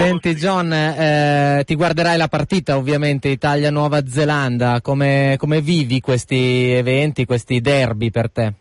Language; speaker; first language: Italian; native; Italian